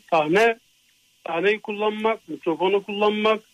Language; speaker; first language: Turkish; native; Turkish